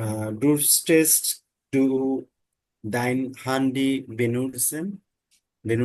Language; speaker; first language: German; non-native, learner; Bangla